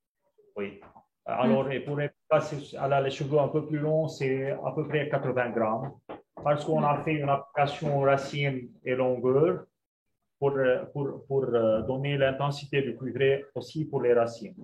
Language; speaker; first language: French; non-native, local second language; Arabic